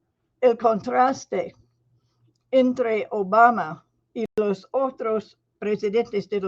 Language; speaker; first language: Spanish; non-native, fluent; English